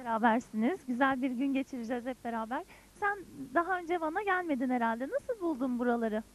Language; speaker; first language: Turkish; native; Turkish